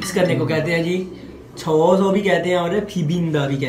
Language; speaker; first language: Korean; non-native, learner; Urdu